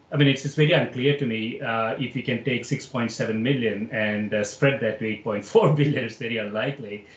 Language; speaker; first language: English; non-native, local second language; Malayalam